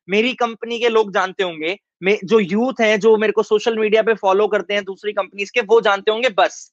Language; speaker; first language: Hindi; native; Hindi